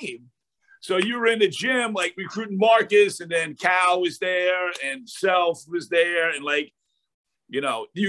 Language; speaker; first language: English; native; English